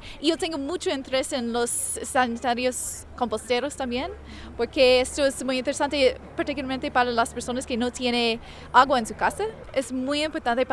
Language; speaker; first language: Spanish; non-native, fluent; English